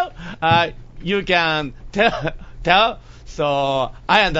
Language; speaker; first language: English; non-native, learner; Japanese